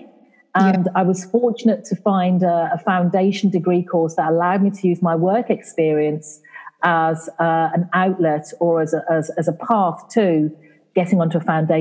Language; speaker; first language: English; native; English